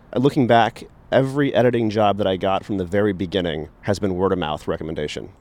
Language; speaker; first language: English; native; English